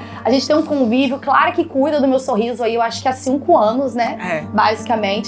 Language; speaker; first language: Portuguese; native; Portuguese